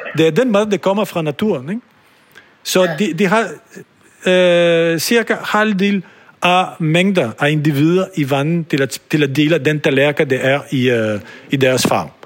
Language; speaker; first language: Danish; non-native, fluent; French